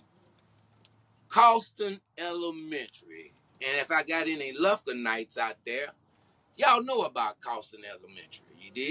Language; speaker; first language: English; native; English